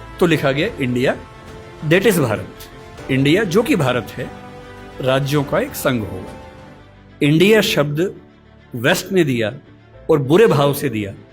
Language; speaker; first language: Hindi; native; Hindi